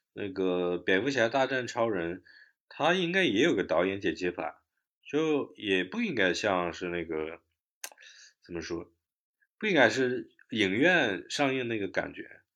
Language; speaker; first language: Chinese; native; Chinese